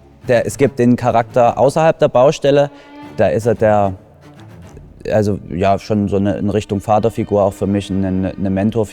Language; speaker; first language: German; native; German